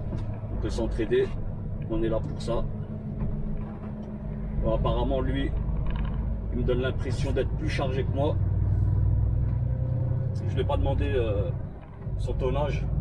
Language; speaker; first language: French; native; French